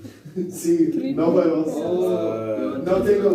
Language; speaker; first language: Spanish; non-native, learner; English